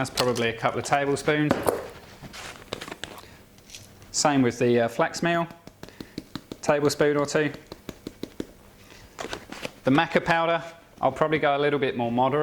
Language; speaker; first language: English; native; English